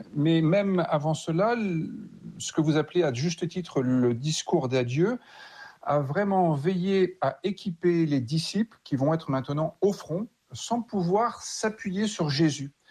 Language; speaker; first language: French; native; French